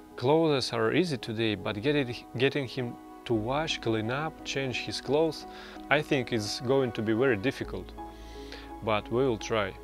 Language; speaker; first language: English; non-native, learner; Russian